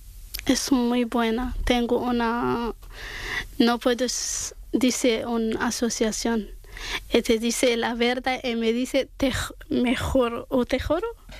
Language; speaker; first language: Spanish; non-native, learner; Arabic